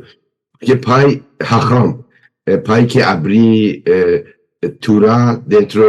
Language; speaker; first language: Portuguese; non-native, learner; Persian